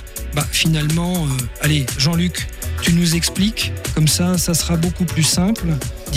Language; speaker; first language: French; native; French